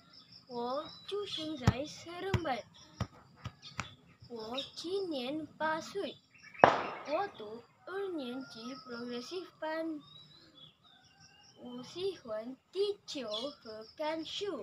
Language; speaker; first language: Chinese; non-native, local second language; Malay